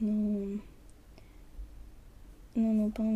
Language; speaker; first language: French; non-native, learner; Swedish